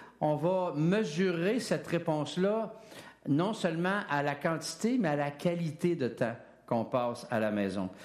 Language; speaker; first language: French; native; French